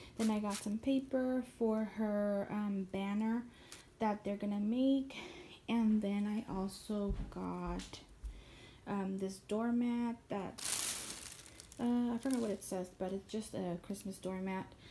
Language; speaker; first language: English; early bilingual, other home language; Spanish